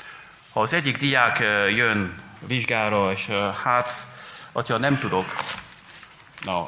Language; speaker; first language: Hungarian; non-native, fluent; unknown